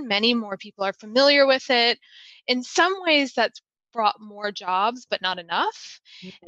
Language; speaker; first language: English; native; English